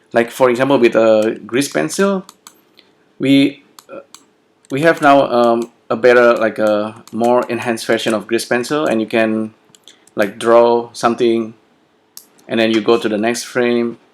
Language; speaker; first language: English; non-native, fluent; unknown